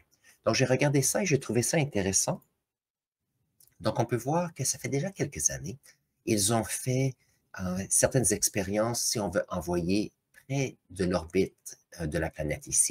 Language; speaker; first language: French; native; French